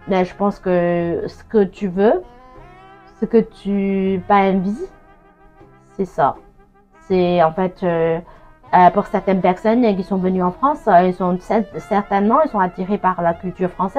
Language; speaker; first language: French; non-native, fluent; Chinese